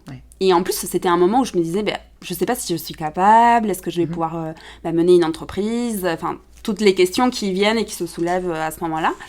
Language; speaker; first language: French; early bilingual, other home language; Spanish